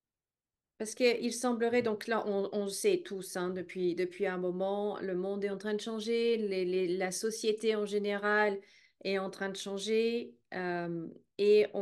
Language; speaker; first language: French; native; French